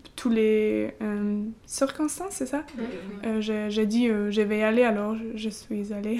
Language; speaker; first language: French; non-native, fluent; German